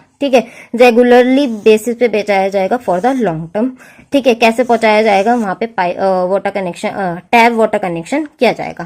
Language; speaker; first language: Hindi; native; Hindi